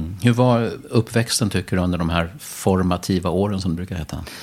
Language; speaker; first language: Swedish; native; Swedish